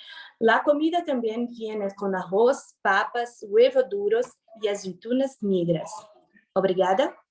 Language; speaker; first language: Spanish; non-native, learner; Portuguese